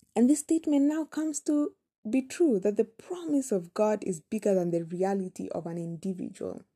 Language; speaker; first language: English; non-native, local second language; Kamba